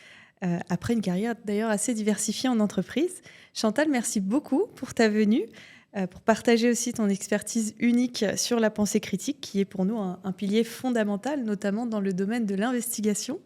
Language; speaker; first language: French; native; French